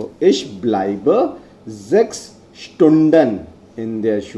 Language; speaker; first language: German; non-native, fluent; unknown